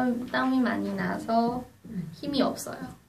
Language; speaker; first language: Korean; non-native, learner; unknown